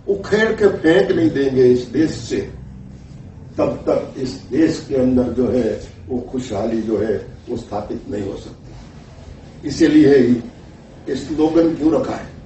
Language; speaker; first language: Hindi; non-native, local second language; Gujarati